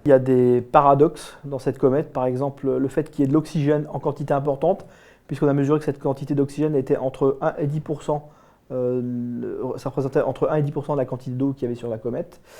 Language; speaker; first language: French; native; French